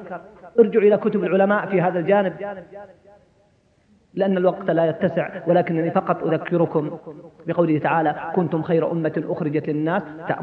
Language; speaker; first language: Arabic; native; Arabic